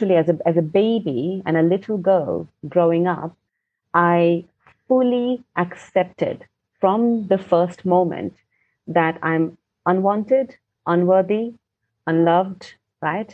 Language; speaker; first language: English; non-native, local second language; Gujarati